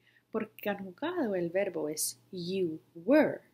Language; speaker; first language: Spanish; non-native, fluent; English